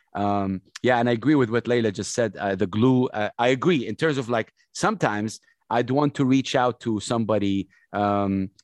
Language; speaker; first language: English; non-native, fluent; Arabic